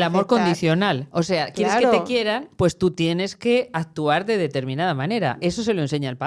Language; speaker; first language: Spanish; native; Spanish